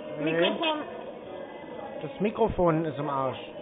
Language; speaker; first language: German; native; German